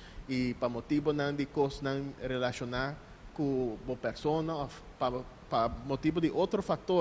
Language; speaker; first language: Portuguese; non-native, learner; Papiamento